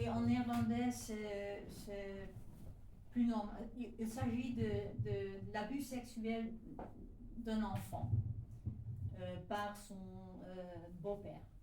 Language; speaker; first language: French; non-native, fluent; Dutch